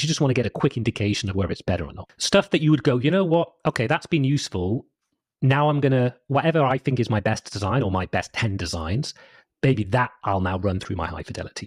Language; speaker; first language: English; native; English